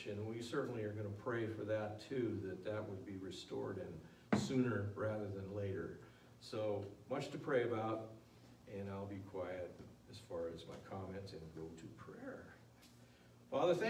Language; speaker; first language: English; native; English